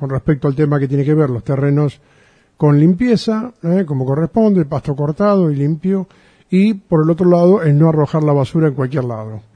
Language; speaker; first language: Spanish; native; Spanish